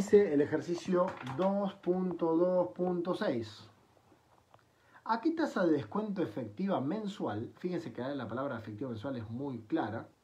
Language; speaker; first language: Spanish; native; Spanish